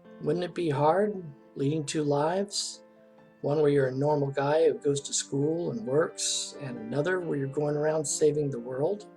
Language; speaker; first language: English; native; English